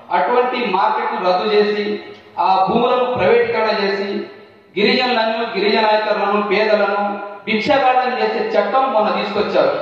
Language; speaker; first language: Telugu; non-native, local second language; Lambadi